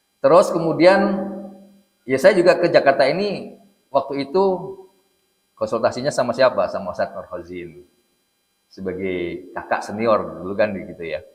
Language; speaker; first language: Indonesian; non-native, local second language; Javanese